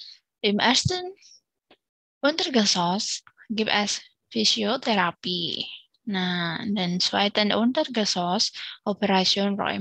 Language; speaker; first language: German; non-native, learner; Indonesian